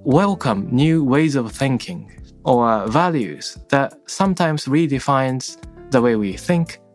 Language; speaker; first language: English; non-native, fluent; Japanese